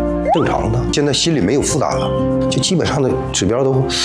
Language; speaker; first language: Chinese; native; Chinese